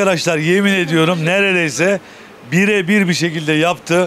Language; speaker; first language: Turkish; native; Turkish